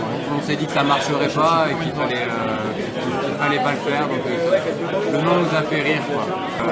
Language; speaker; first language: French; native; French